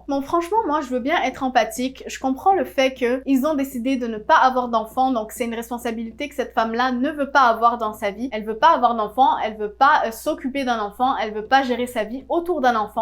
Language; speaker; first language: French; native; French